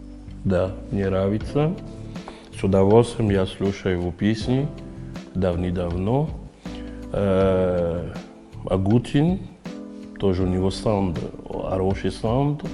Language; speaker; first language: Russian; non-native, fluent; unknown